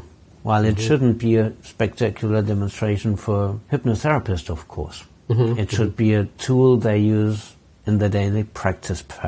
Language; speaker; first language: English; non-native, fluent; German